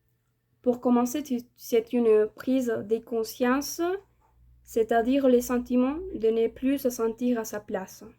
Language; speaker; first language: French; non-native, fluent; Spanish